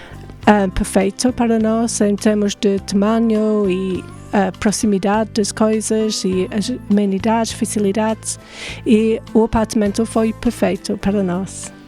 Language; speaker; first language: Portuguese; non-native, fluent; English